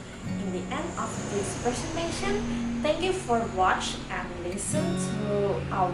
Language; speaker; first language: English; non-native, learner; Indonesian